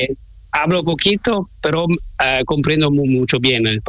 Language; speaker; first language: Spanish; non-native, learner; Italian